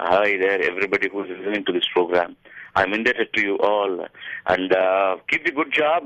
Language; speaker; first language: English; non-native, local second language; Telugu